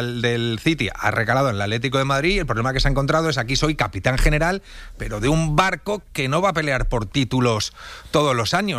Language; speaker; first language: Spanish; native; Spanish